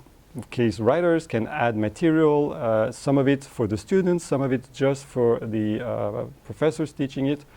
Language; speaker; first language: English; non-native, fluent; French